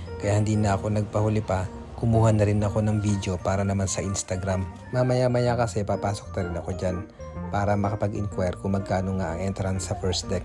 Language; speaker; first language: Filipino; native; Filipino